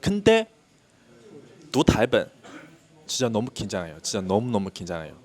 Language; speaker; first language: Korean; non-native, learner; Chinese